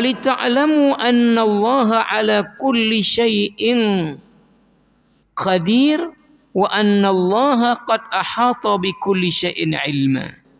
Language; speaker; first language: Arabic; non-native, fluent; Indonesian